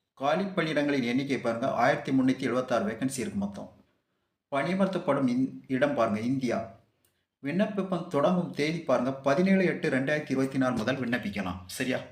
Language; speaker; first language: Tamil; native; Tamil